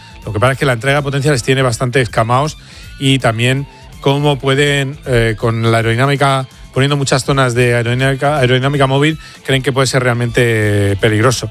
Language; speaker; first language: Spanish; native; Spanish